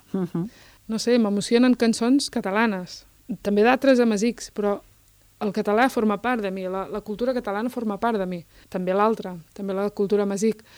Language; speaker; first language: Catalan; early bilingual, other home language; Berber languages